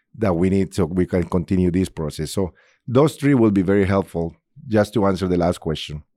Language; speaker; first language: English; non-native, fluent; Spanish